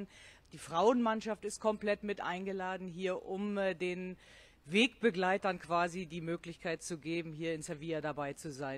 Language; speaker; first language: German; native; German